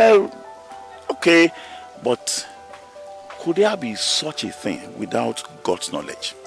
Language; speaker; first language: English; non-native, local second language; Yoruba